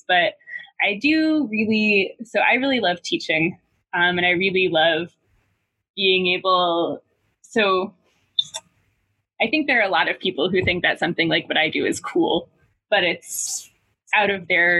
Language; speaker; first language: English; native; English